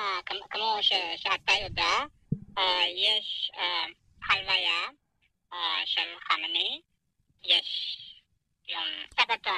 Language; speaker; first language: Hebrew; non-native, fluent; Persian